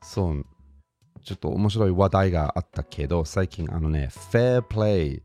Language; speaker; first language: Japanese; non-native, fluent; English